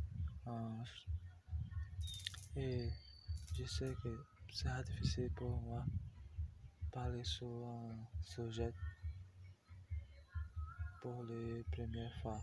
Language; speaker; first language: French; non-native, learner; Portuguese